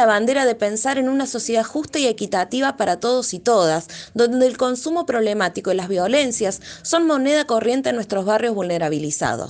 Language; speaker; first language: Spanish; native; Spanish